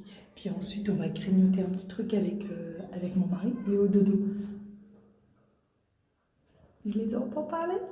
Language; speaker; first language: French; native; French